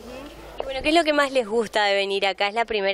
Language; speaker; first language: Spanish; native; Spanish